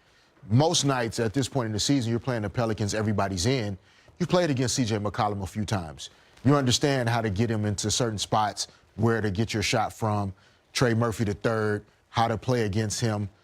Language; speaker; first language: English; native; English